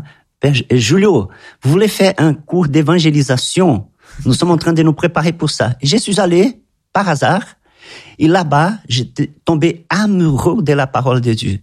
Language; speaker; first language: French; non-native, fluent; Portuguese